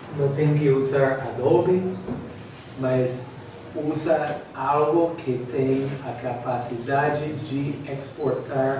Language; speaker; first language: Portuguese; non-native, fluent; English